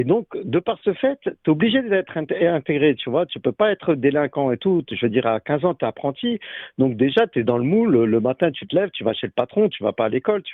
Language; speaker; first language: French; native; French